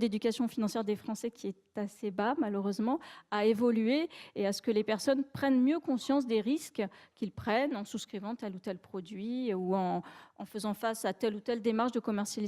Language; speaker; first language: French; native; French